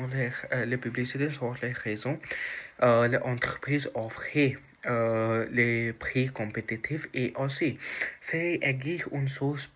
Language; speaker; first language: French; non-native, learner; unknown